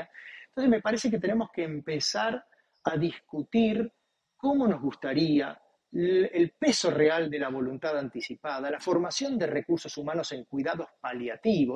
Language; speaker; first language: Spanish; native; Spanish